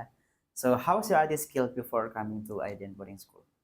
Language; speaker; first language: English; non-native, fluent; Indonesian